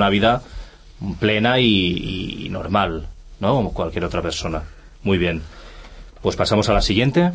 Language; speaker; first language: Spanish; non-native, local second language; Catalan